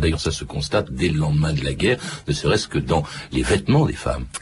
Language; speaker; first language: French; native; French